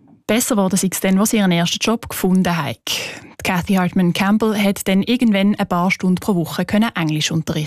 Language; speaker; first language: German; native; German